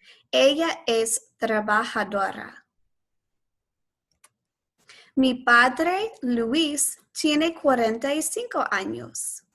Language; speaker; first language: Spanish; non-native, fluent; English